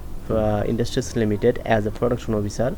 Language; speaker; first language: English; non-native, fluent; Bangla